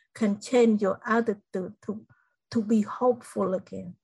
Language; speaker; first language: English; non-native, fluent; Khmer